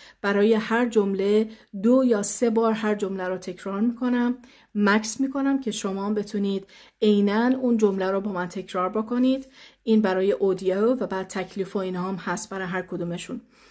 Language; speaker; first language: Persian; early bilingual, heritage; Persian